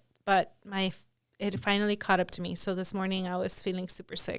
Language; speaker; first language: English; early bilingual, other home language; Spanish